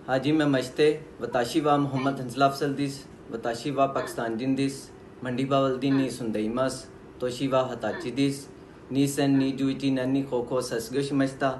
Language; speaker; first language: Japanese; non-native, learner; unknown